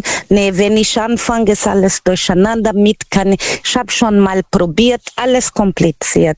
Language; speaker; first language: German; non-native, learner; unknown